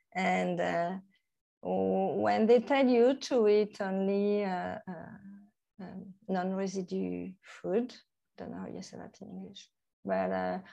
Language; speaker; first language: English; non-native, fluent; French